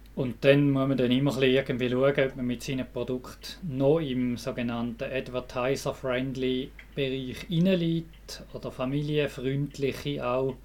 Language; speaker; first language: German; native; German